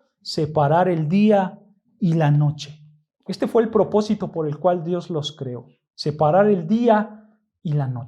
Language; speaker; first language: Spanish; native; Spanish